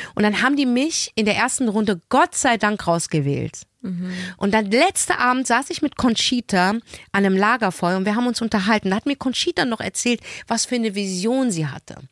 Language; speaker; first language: German; early bilingual, other home language; Arabic